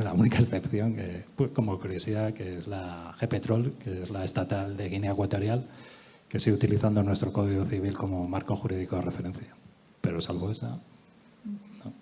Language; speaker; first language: Spanish; native; Spanish